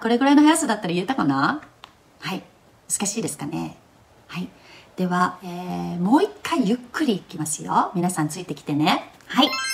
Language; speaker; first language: Japanese; early bilingual, heritage; Japanese